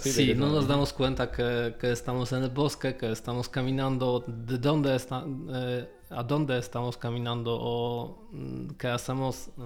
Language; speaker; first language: Spanish; non-native, learner; Polish